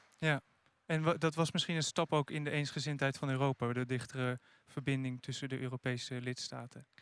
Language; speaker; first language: Dutch; native; Dutch